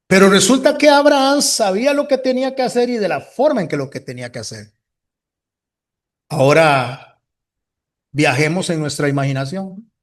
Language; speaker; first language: Spanish; native; Spanish